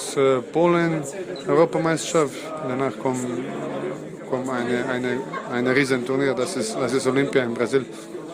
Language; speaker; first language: German; non-native, learner; Croatian